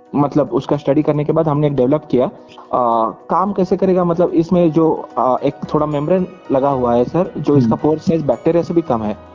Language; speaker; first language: Hindi; non-native, local second language; Kannada